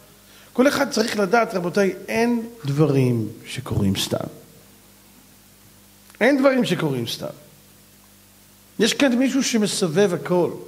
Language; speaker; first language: Hebrew; native; Hebrew